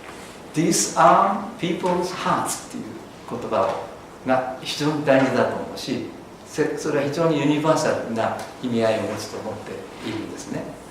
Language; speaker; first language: Japanese; native; Japanese